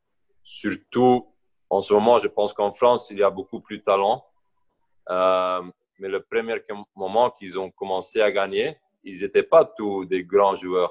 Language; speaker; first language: French; non-native, local second language; Dutch